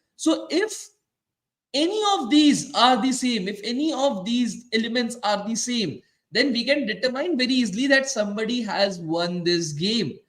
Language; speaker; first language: English; non-native, local second language; Hindi